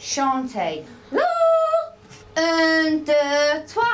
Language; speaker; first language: French; non-native, fluent; English